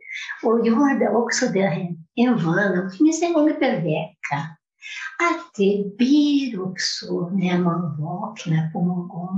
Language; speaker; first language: Swedish; non-native, fluent; Portuguese